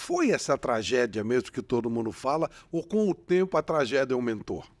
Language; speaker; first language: Portuguese; native; Portuguese